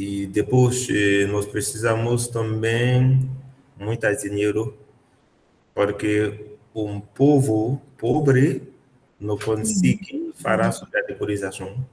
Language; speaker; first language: Portuguese; non-native, learner; Haitian Creole